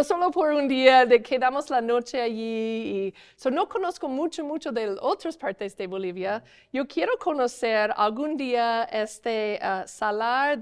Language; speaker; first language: Spanish; non-native, learner; English